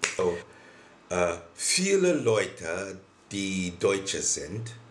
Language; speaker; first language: German; non-native, learner; English